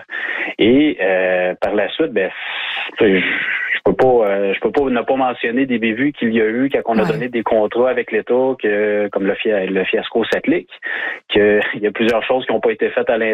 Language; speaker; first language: French; native; French